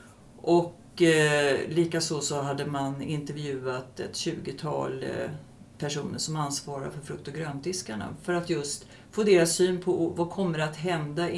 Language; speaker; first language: Swedish; native; Swedish